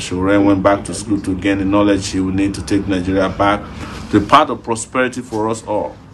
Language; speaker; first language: English; non-native, local second language; Yoruba